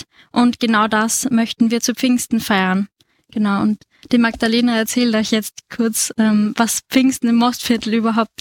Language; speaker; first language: German; native; German